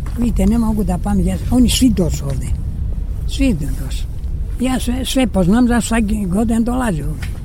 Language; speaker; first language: Serbian; early bilingual, heritage; Serbian